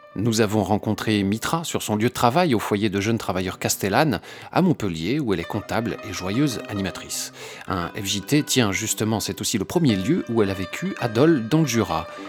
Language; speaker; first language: French; native; French